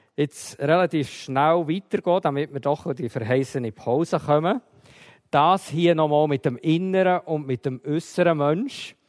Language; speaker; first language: German; native; German